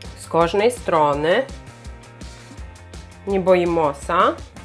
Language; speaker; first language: Polish; non-native, learner; Ukrainian